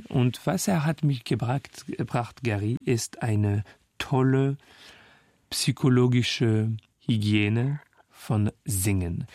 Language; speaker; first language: German; non-native, fluent; French